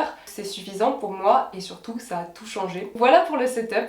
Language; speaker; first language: French; native; French